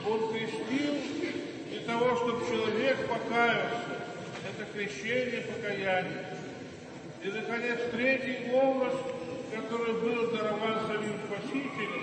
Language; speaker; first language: Russian; native; Russian